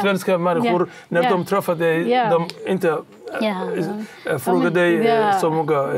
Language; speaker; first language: Swedish; non-native, learner; Somali